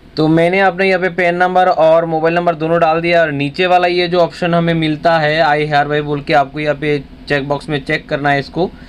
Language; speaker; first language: Hindi; non-native, local second language; Bangla